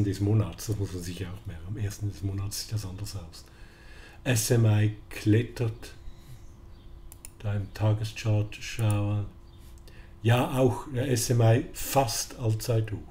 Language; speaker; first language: German; native; German